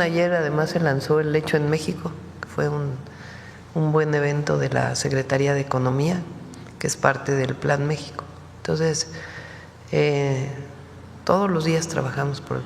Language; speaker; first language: Spanish; native; Spanish